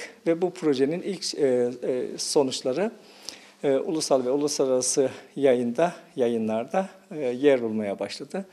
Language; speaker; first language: Turkish; native; Turkish